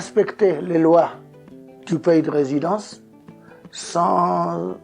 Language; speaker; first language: French; non-native, fluent; Portuguese